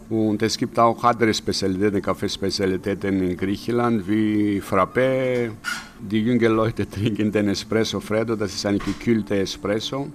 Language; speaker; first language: German; non-native, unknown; Greek